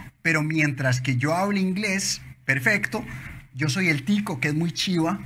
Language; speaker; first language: Spanish; native; Spanish